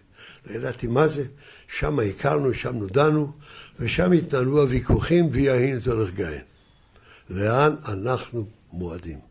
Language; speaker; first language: Hebrew; early bilingual, other home language; Yiddish